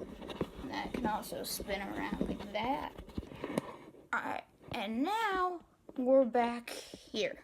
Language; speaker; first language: English; native; English